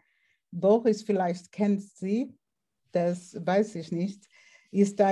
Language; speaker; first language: German; non-native, fluent; Portuguese